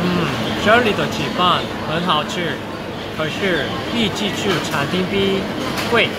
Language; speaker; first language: Chinese; non-native, learner; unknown